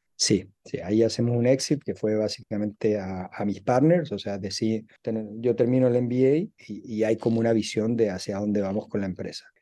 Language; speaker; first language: Spanish; native; Spanish